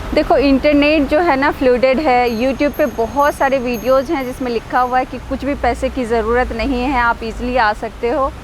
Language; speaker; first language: Hindi; native; Hindi